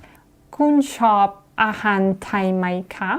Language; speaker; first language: Thai; non-native, learner; Russian